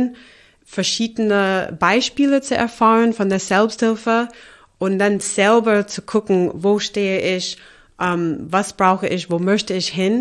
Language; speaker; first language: German; non-native, fluent; English